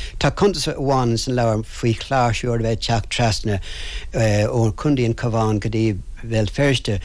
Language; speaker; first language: Irish; non-native, local second language; English